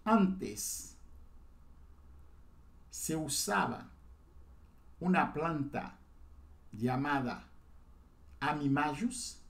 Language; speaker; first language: Spanish; non-native, fluent; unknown